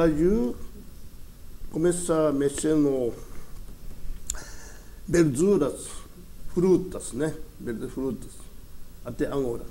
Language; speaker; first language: Portuguese; early bilingual, other home language; Japanese